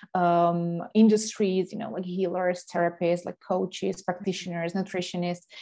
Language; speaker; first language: English; non-native, fluent; Slovak